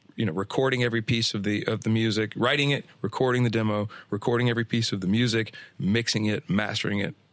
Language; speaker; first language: English; native; English